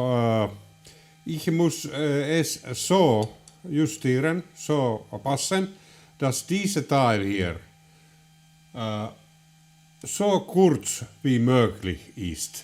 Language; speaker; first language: German; non-native, learner; Finnish